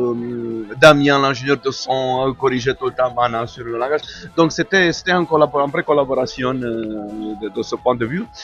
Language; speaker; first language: French; non-native, fluent; Romanian